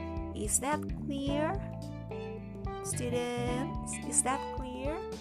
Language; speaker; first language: English; non-native, fluent; Indonesian